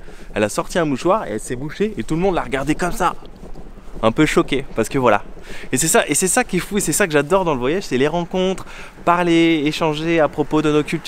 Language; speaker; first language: French; native; French